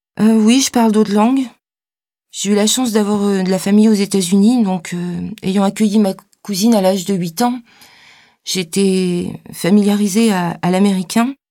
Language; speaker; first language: French; native; French